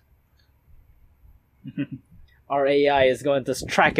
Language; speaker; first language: English; non-native, local second language; Filipino